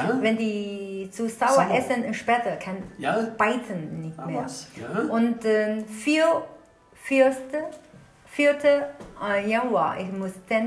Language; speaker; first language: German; non-native, learner; Chinese